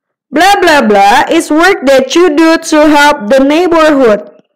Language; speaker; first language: English; non-native, fluent; Indonesian